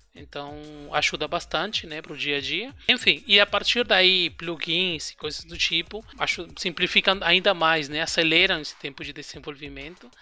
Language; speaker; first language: Portuguese; non-native, fluent; Spanish